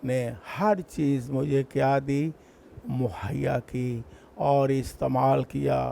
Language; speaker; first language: Urdu; non-native, local second language; Punjabi